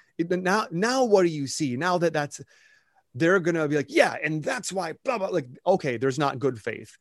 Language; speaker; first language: English; native; English